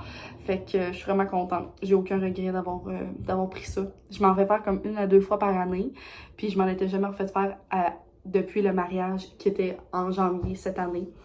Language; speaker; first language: French; native; French